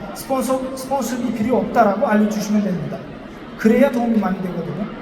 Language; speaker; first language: Korean; non-native, fluent; Uzbek